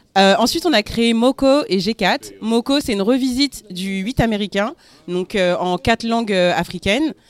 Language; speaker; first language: French; early bilingual, other home language; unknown